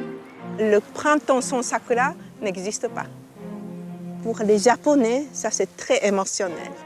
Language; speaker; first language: French; non-native, fluent; Japanese